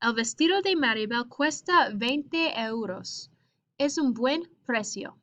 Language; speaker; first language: Spanish; non-native, fluent; English